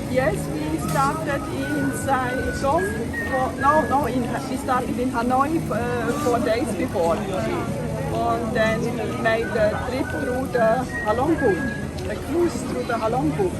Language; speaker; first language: English; non-native, fluent; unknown